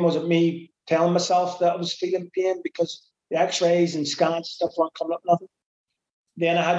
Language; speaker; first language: English; native; English